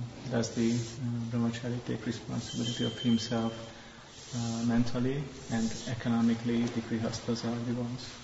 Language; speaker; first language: English; non-native, fluent; Hungarian